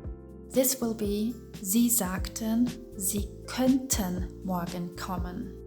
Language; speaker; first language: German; non-native, fluent; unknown